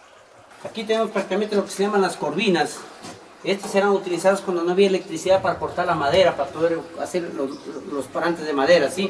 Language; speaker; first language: Spanish; native; Spanish